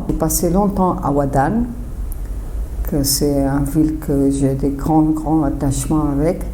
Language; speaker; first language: French; non-native, fluent; Portuguese